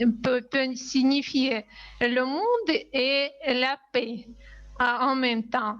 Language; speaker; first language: French; non-native, fluent; Russian